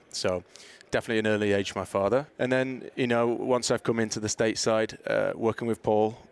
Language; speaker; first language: English; native; English